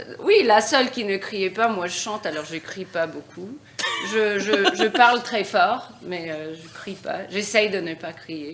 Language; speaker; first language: French; non-native, fluent; Russian